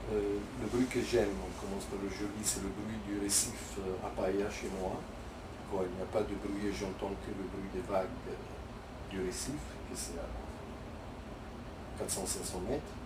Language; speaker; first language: French; non-native, fluent; Italian